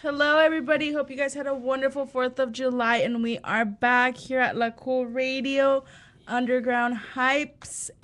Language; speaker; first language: English; early bilingual, other home language; Spanish